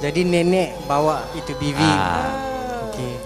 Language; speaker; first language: Malay; native; Malay